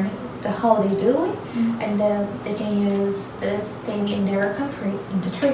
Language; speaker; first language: English; non-native, learner; Turkish